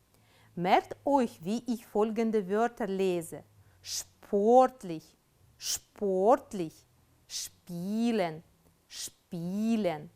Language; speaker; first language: German; non-native, fluent; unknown